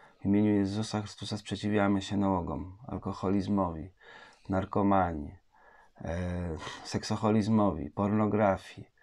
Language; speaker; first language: Polish; native; Polish